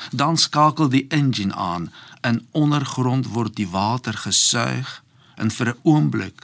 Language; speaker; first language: Afrikaans; non-native, fluent; Polish